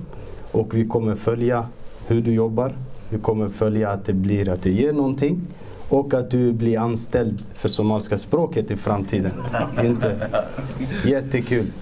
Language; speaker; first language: Swedish; early bilingual, other home language; Somali